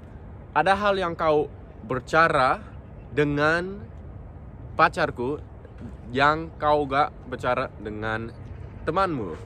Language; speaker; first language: Indonesian; non-native, local second language; English